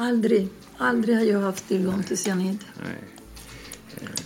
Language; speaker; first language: Swedish; non-native, learner; Spanish